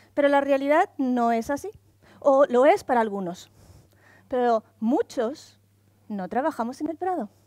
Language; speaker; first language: Spanish; native; Spanish